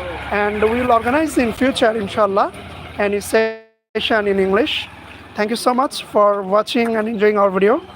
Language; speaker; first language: English; non-native, local second language; Bangla